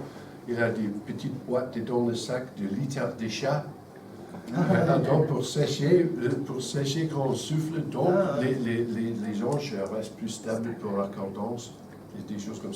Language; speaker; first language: French; non-native, fluent; English